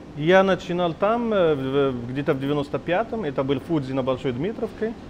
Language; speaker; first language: Russian; non-native, fluent; Arabic